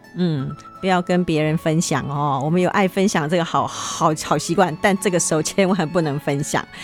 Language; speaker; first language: Chinese; native; Chinese